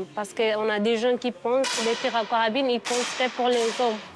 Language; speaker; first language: French; non-native, learner; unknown